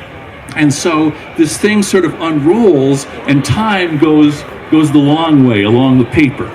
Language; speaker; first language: English; native; English